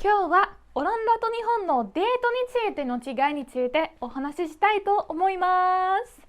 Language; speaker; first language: Japanese; non-native, fluent; Dutch